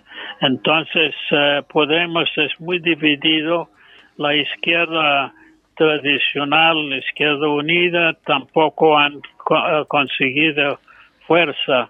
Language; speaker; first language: Spanish; non-native, fluent; English